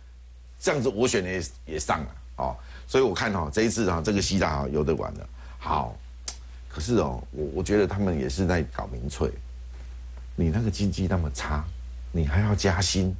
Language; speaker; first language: Chinese; native; Chinese